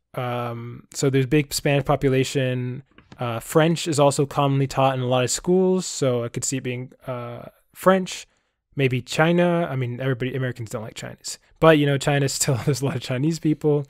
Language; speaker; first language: English; native; English